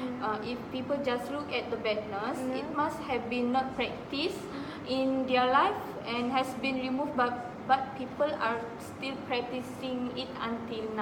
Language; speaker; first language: English; non-native, local second language; Malay